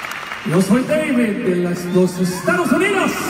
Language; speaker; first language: Spanish; non-native, fluent; English